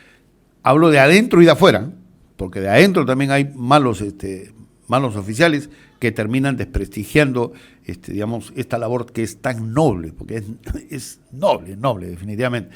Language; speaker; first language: Spanish; native; Spanish